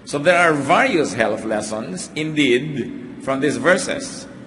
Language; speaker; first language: English; non-native, local second language; Filipino